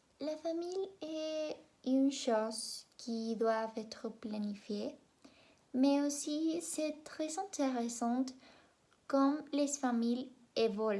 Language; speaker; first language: French; non-native, learner; Spanish